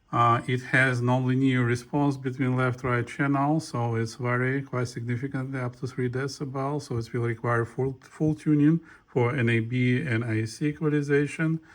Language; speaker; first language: English; non-native, fluent; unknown